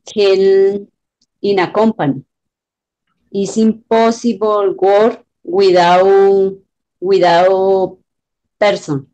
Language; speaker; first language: English; non-native, learner; Spanish